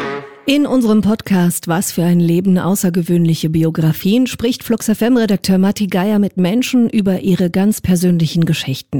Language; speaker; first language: German; native; German